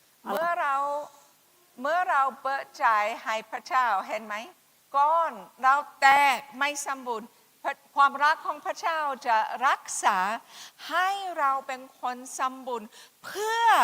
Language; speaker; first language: Thai; non-native, fluent; English